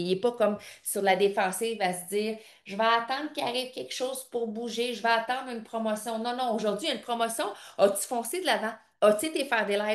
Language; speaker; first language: French; native; French